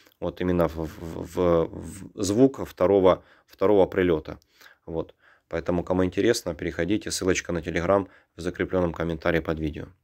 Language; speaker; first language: Russian; native; Russian